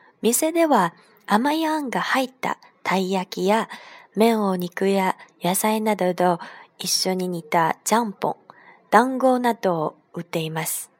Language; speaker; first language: Japanese; non-native, fluent; Chinese